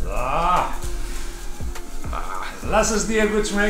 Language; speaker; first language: German; early bilingual, other home language; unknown